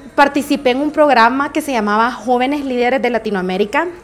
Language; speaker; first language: Spanish; native; Spanish